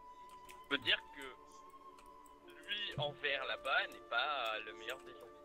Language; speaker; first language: French; native; French